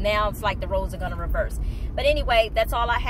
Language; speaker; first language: English; native; English